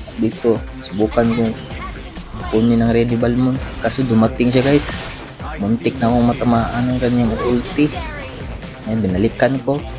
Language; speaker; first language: Filipino; non-native, local second language; Cebuano